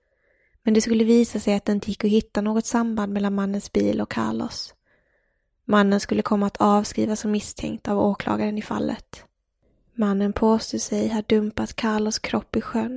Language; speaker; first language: Swedish; native; Swedish